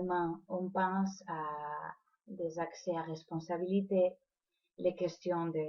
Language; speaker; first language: French; non-native, fluent; Spanish